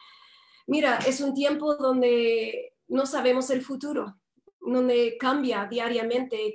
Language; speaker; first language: Spanish; non-native, fluent; English